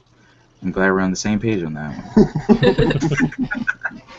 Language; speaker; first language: English; native; English